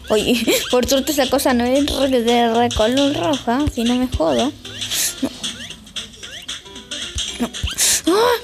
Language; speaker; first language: Spanish; native; Spanish